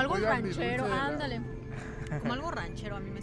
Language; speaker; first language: Spanish; native; Spanish